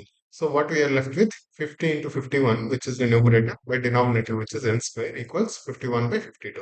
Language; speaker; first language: English; non-native, local second language; Telugu